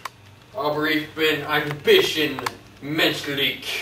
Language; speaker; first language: German; non-native, learner; English